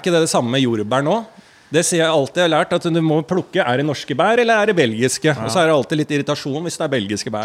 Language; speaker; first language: Norwegian; native; Norwegian